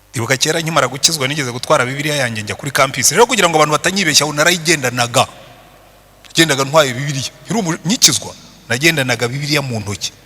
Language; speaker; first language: Kinyarwanda; native; Kinyarwanda